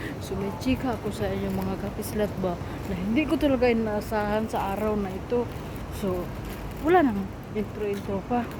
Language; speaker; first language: Filipino; non-native, local second language; Cebuano